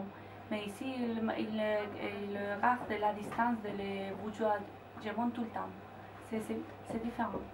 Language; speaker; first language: French; non-native, fluent; Spanish